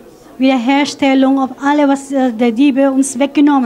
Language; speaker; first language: German; non-native, fluent; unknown